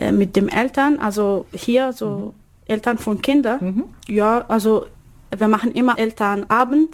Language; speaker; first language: German; non-native, learner; Arabic